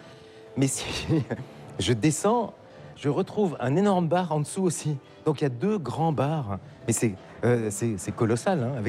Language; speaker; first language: French; native; French